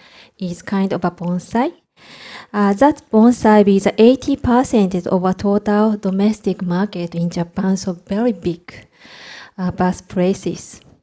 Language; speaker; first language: English; non-native, learner; Japanese